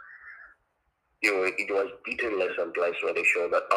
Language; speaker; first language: English; non-native, local second language; Tongan